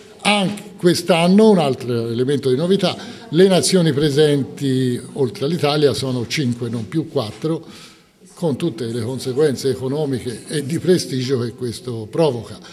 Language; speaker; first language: Italian; native; Italian